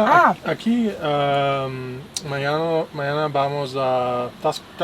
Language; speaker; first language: Spanish; non-native, learner; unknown